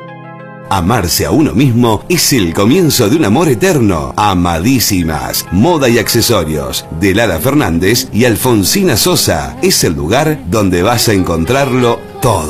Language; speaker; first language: Spanish; native; Spanish